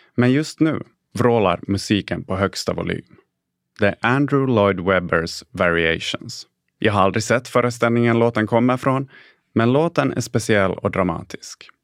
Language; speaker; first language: Swedish; native; Swedish